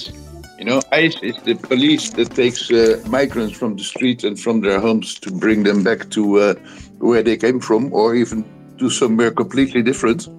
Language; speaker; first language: English; non-native, fluent; Dutch